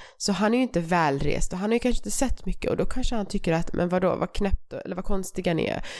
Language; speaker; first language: Swedish; early bilingual, other home language; Persian